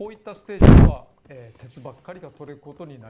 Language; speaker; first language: Japanese; native; Japanese